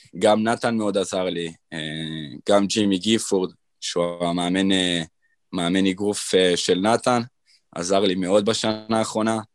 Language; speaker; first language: Hebrew; native; Hebrew